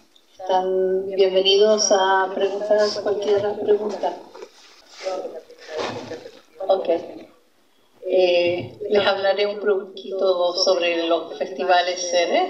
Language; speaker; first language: Spanish; non-native, fluent; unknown